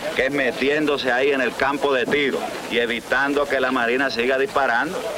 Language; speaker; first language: Spanish; native; Spanish